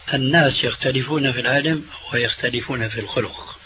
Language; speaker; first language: Arabic; early bilingual, other home language; Albanian